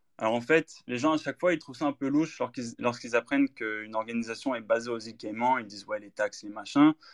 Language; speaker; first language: French; native; French